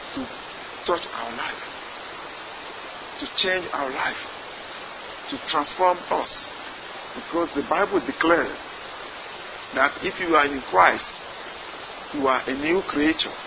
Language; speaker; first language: English; non-native, fluent; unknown